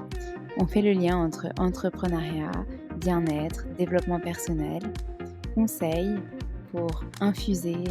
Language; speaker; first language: French; native; French